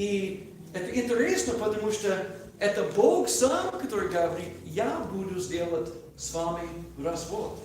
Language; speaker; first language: Russian; non-native, learner; English